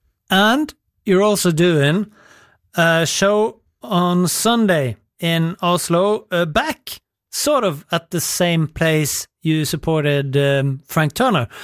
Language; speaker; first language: English; non-native, fluent; Norwegian